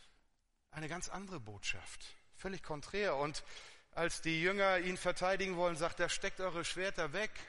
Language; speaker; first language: German; native; German